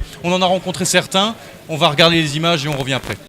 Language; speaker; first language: French; native; French